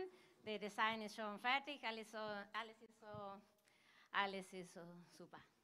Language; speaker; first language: German; non-native, fluent; Galician